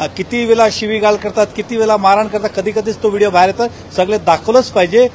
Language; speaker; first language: Marathi; non-native, local second language; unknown